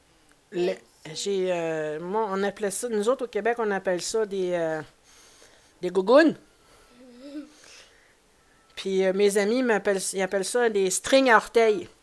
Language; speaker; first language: French; native; French